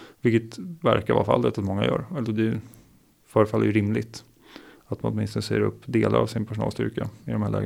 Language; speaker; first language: Swedish; native; Swedish